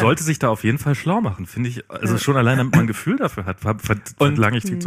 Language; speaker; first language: German; native; German